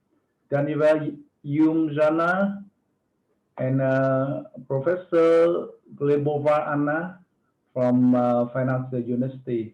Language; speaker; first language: English; non-native, fluent; Vietnamese